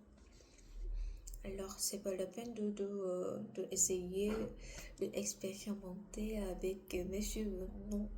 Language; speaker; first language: French; non-native, learner; Korean